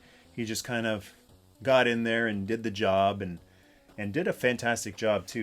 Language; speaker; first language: English; native; English